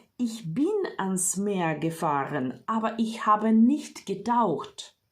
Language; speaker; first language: German; non-native, fluent; Ukrainian